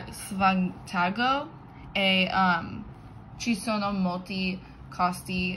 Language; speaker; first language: Italian; non-native, learner; English